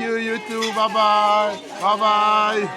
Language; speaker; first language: English; non-native, learner; French